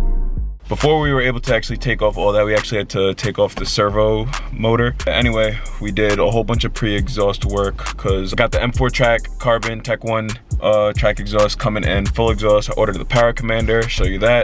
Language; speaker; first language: English; native; English